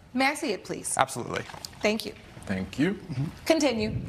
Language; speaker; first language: English; native; English